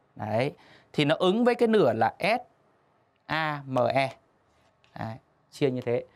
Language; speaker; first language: Vietnamese; native; Vietnamese